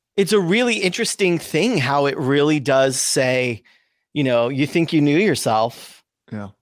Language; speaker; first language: English; native; English